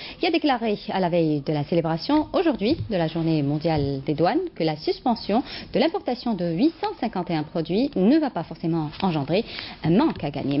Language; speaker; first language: French; non-native, local second language; Arabic